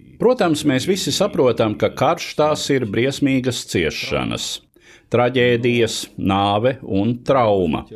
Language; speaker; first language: Latvian; native; Latvian